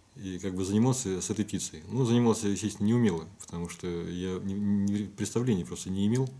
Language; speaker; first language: Russian; native; Russian